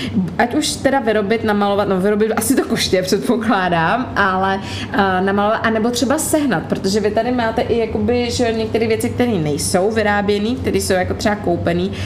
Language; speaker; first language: Czech; native; Czech